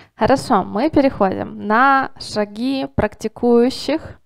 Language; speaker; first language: Russian; native; Russian